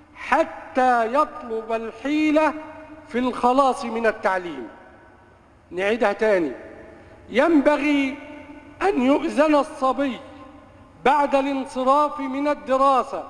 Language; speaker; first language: Arabic; native; Arabic